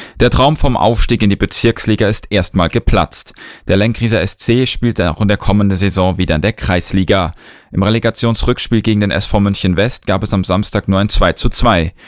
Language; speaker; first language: German; native; German